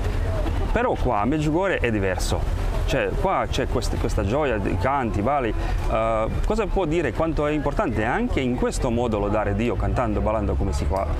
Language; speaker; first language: Italian; non-native, fluent; Croatian